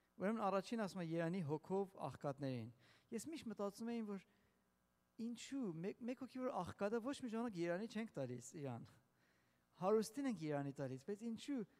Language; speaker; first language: Armenian; native; Armenian